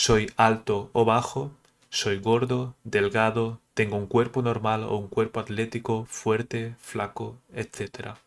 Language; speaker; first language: Spanish; early bilingual, other home language; Portuguese